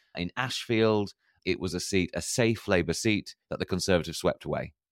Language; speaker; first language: English; native; English